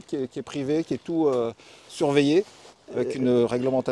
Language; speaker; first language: French; native; French